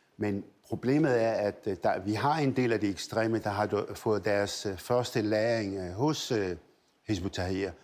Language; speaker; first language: Danish; early bilingual, other home language; Arabic